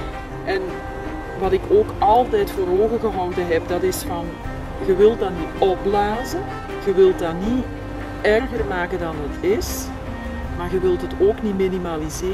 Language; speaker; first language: Dutch; native; Dutch